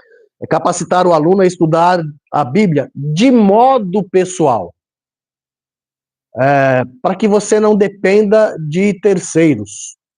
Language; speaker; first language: Portuguese; native; Portuguese